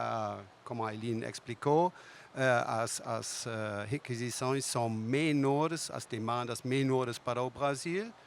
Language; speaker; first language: Portuguese; non-native, fluent; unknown